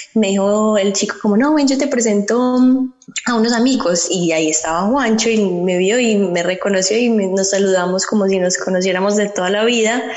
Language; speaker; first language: Spanish; early bilingual, heritage; Spanish